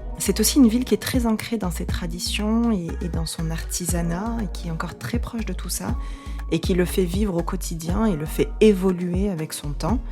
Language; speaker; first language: French; native; French